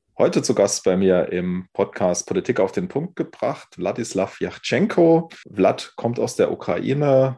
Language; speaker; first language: German; native; German